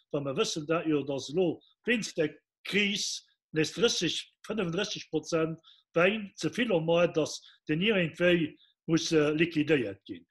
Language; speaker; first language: Luxembourgish; native; Luxembourgish